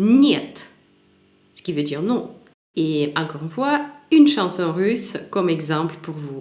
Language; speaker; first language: French; non-native, fluent; Russian